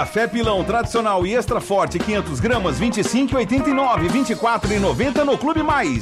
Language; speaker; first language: Portuguese; native; Portuguese